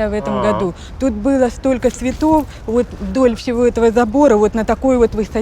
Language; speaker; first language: Russian; native; Russian